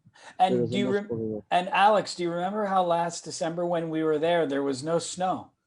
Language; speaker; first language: English; native; English